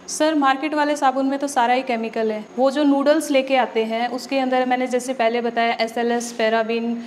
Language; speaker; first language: Hindi; native; Hindi